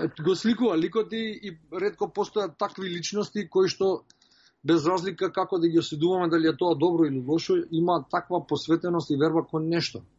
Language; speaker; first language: Macedonian; early bilingual, heritage; Macedonian